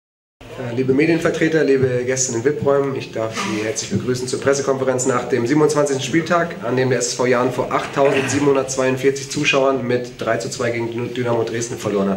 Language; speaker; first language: German; native; German